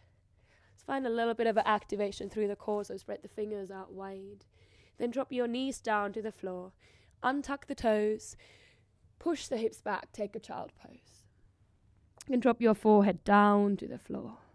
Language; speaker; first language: English; non-native, fluent; Finnish